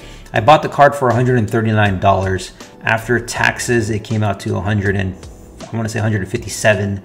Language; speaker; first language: English; native; English